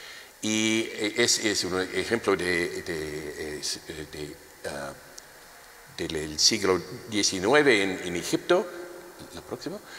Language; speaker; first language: Spanish; non-native, learner; English